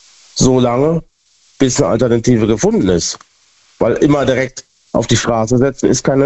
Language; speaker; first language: German; native; German